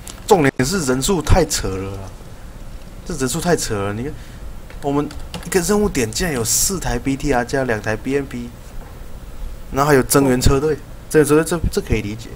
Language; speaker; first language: Chinese; native; Chinese